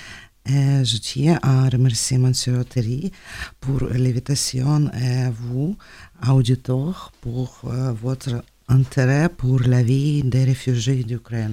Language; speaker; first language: French; non-native, learner; Russian